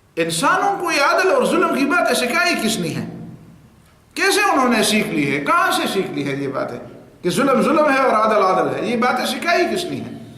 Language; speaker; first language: Urdu; non-native, local second language; Pashto